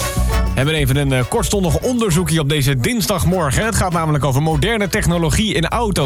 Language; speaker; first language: Dutch; native; Dutch